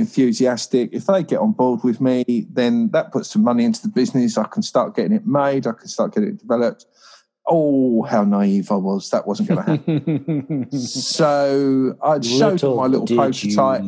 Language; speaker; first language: English; native; English